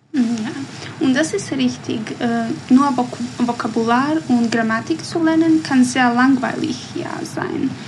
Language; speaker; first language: German; non-native, learner; Bosnian